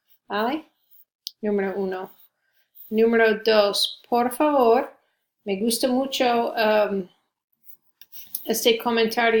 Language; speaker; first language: Spanish; non-native, fluent; English